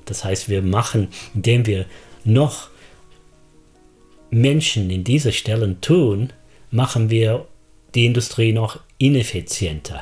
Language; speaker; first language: German; non-native, fluent; English